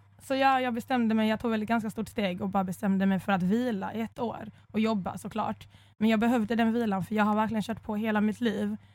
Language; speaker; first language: Swedish; early bilingual, other home language; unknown